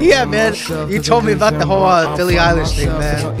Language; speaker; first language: English; native; English